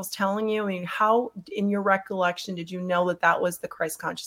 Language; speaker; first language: English; native; English